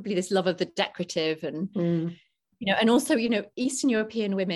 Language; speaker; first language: English; native; English